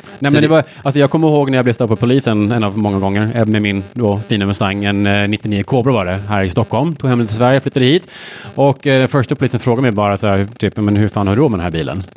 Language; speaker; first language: Swedish; early bilingual, heritage; English